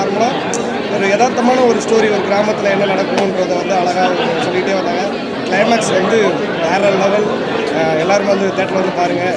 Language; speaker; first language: Tamil; native; Tamil